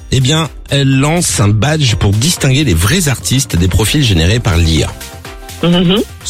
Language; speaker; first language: French; native; French